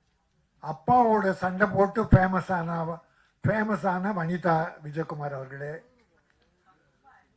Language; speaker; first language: Tamil; native; Tamil